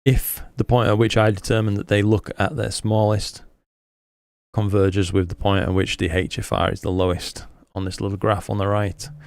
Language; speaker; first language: English; native; English